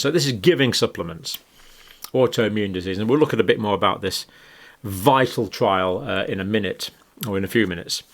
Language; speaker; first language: English; native; English